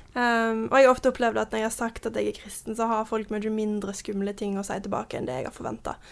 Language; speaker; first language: Norwegian; early bilingual, heritage; Norwegian